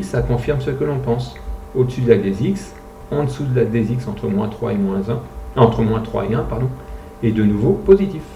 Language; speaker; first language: French; native; French